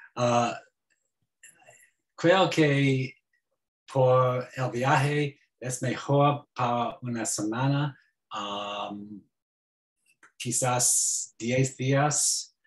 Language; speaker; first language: Spanish; non-native, learner; English